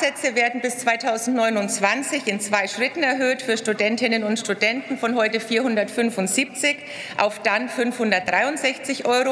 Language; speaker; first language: German; native; German